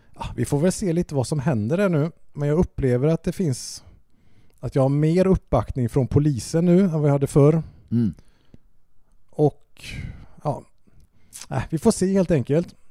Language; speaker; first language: Swedish; native; Swedish